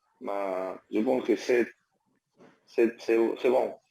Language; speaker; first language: French; non-native, learner; Spanish